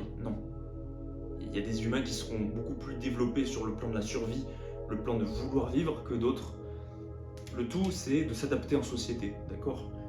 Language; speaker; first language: French; native; French